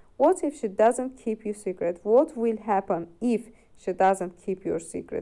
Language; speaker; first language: English; non-native, fluent; Azerbaijani